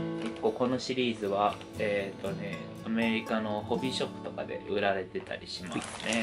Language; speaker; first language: Japanese; native; Japanese